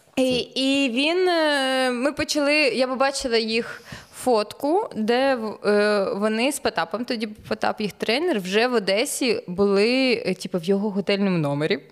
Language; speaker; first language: Ukrainian; non-native, local second language; Russian